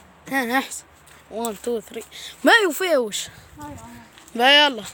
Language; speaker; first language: Arabic; native; Arabic